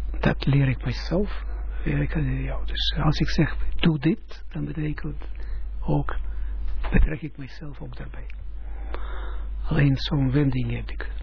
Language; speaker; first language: Dutch; non-native, fluent; Russian